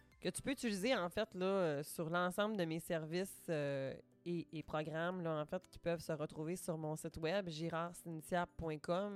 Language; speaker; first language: French; native; French